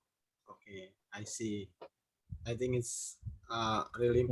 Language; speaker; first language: English; non-native, learner; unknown